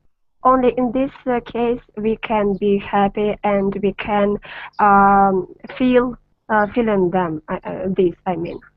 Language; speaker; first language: English; non-native, learner; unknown